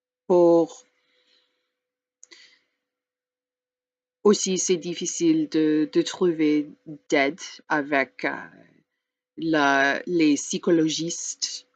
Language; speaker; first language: French; non-native, learner; English